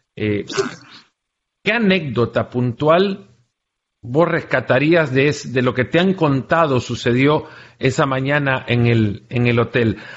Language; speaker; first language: Spanish; native; Spanish